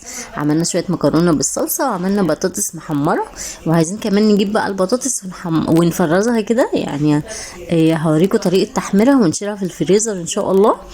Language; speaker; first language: Arabic; native; Arabic